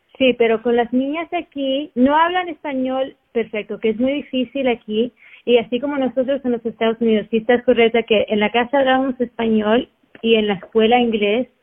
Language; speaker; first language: Spanish; early bilingual, heritage; Spanish